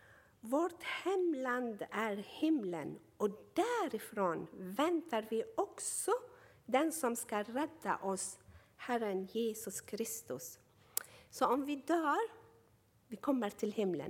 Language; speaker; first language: Swedish; non-native, fluent; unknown